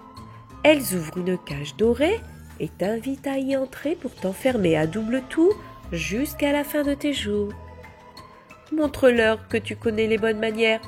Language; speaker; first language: French; native; French